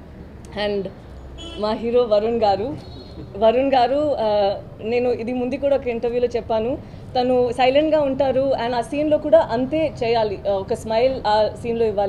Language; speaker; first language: Telugu; non-native, learner; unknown